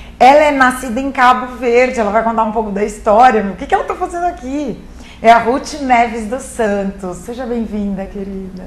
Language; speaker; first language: Portuguese; native; Portuguese